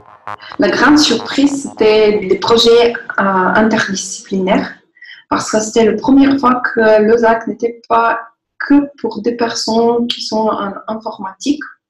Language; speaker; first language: French; non-native, fluent; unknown